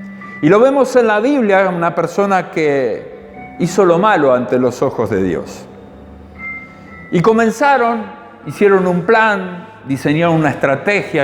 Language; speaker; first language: Spanish; native; Spanish